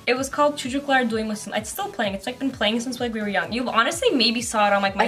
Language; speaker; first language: English; early bilingual, other home language; Turkish